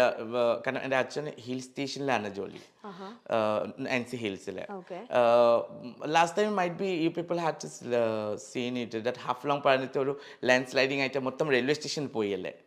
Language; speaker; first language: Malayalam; non-native, learner; Assamese